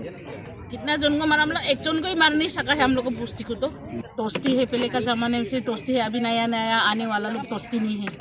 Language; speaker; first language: Hindi; non-native, local second language; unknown